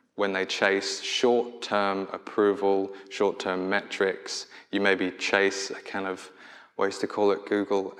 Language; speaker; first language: English; native; English